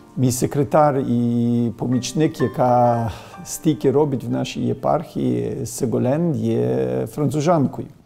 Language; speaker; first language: Ukrainian; early bilingual, heritage; Ukrainian